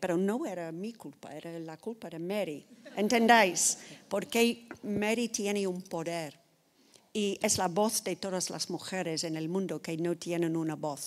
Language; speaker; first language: Spanish; non-native, fluent; English